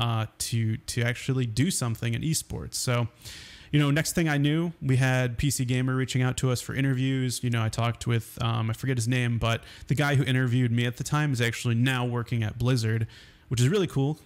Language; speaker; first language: English; native; English